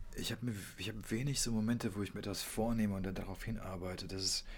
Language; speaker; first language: German; early bilingual, other home language; Polish